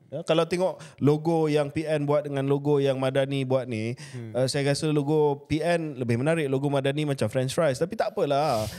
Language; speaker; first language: Malay; native; Malay